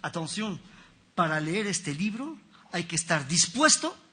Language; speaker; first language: Spanish; native; Spanish